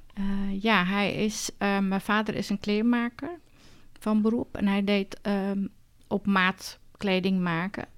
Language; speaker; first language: Dutch; early bilingual, other home language; Turkish